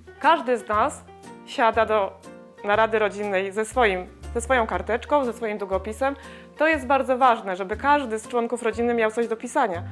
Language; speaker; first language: Polish; native; Polish